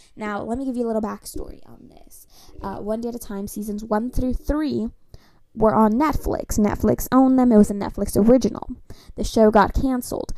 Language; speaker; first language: English; native; English